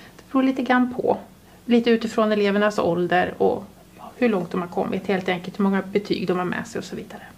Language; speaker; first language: Swedish; native; Swedish